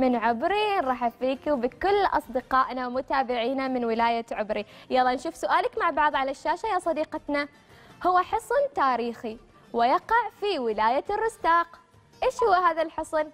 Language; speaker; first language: Arabic; native; Arabic